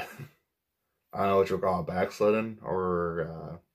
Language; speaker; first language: English; native; English